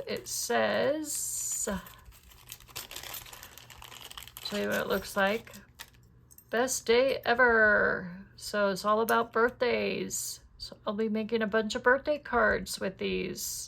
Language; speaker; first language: English; native; English